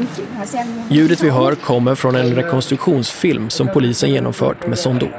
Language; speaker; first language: Swedish; native; Swedish